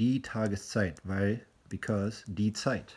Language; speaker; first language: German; non-native, fluent; English